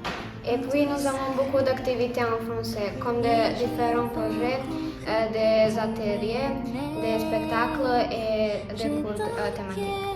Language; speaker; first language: French; non-native, learner; Serbian